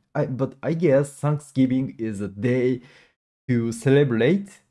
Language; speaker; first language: English; non-native, learner; Japanese